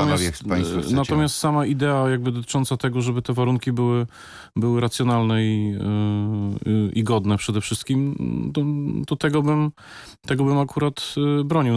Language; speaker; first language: Polish; native; Polish